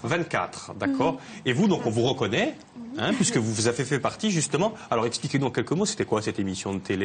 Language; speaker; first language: French; native; French